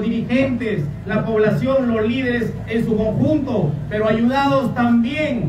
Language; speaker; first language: Spanish; native; Spanish